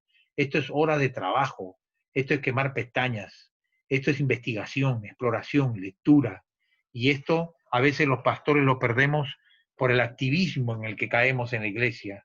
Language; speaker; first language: Spanish; native; Spanish